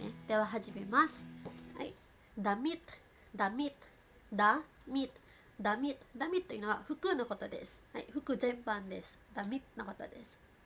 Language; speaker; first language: Japanese; non-native, fluent; Filipino